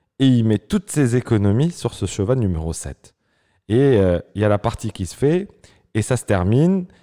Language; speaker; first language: French; non-native, local second language; Arabic